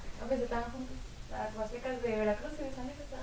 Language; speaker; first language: Spanish; native; Spanish